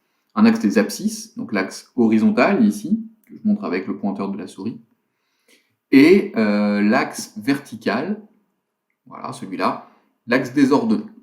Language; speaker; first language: French; native; French